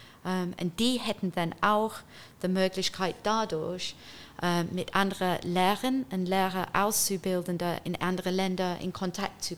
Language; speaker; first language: German; non-native, fluent; English